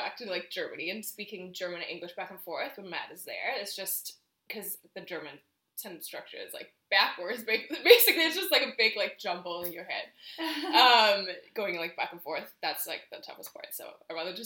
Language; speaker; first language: English; non-native, fluent; German